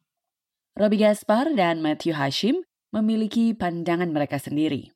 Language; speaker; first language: Indonesian; native; Indonesian